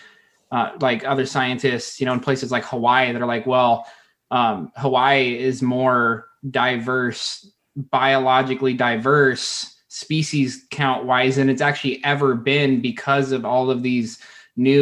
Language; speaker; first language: English; native; English